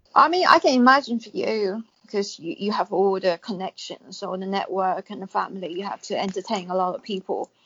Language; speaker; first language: English; non-native, fluent; Chinese